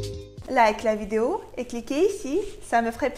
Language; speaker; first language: French; non-native, fluent; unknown